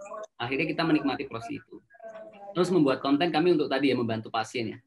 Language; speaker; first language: Indonesian; native; Indonesian